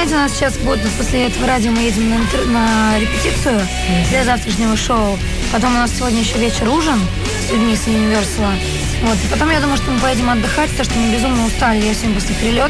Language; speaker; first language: Russian; native; Russian